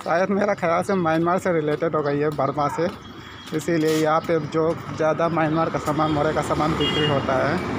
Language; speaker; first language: Hindi; non-native, local second language; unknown